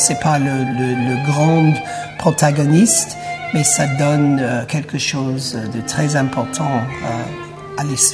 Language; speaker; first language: French; non-native, fluent; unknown